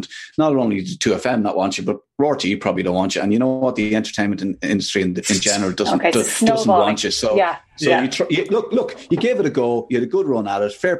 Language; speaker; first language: English; native; English